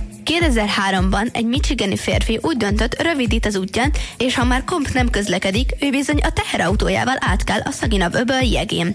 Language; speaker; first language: Hungarian; native; Hungarian